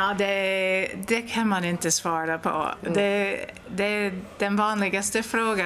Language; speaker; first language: Swedish; non-native, fluent; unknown